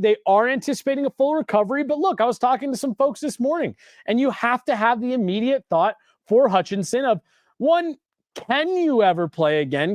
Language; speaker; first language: English; native; English